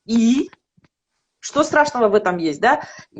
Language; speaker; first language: Russian; native; Russian